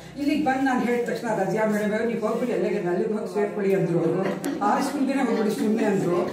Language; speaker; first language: Kannada; non-native, local second language; Urdu